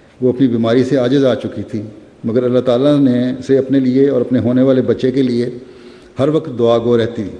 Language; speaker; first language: Urdu; native; Urdu